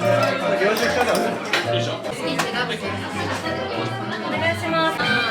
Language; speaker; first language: Japanese; native; Japanese